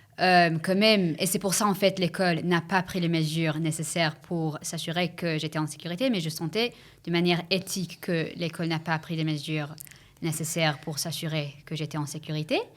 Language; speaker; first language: French; early bilingual, heritage; English